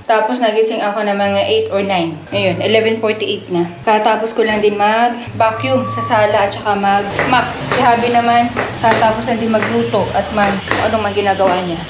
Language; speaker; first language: Filipino; native; Filipino